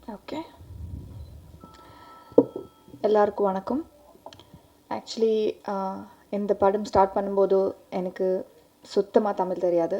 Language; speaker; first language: Tamil; non-native, learner; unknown